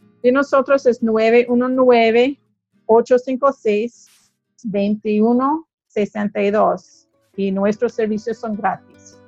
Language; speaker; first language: Spanish; non-native, fluent; English